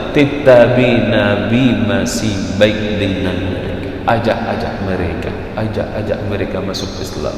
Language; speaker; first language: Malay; non-native, fluent; Arabic